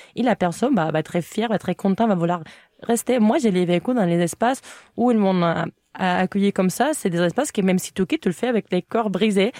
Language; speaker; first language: French; non-native, fluent; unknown